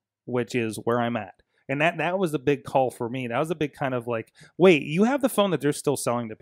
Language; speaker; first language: English; native; English